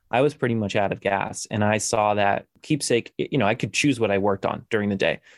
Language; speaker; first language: English; native; English